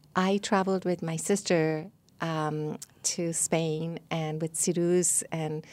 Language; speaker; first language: English; non-native, fluent; Persian